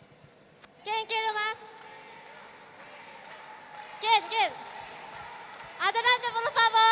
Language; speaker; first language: Spanish; non-native, learner; Korean